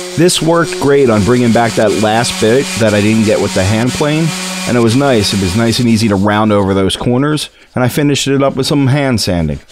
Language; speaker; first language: English; native; English